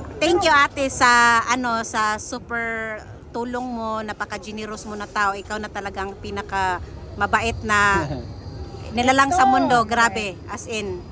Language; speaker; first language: Filipino; non-native, local second language; Cebuano